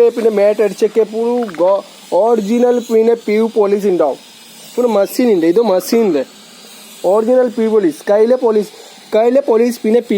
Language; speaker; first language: Malayalam; non-native, learner; Hindi